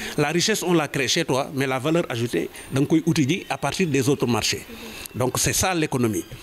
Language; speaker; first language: French; non-native, local second language; Wolof